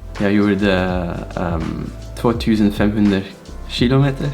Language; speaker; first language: Swedish; non-native, learner; English